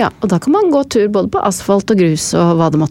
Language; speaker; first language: Norwegian; native; Norwegian